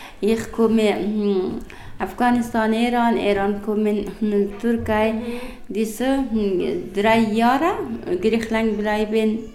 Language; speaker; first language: German; non-native, learner; Persian